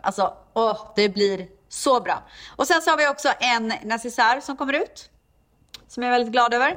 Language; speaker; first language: Swedish; native; Swedish